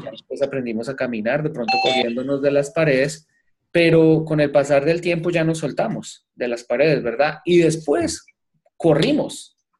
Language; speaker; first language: Spanish; native; Spanish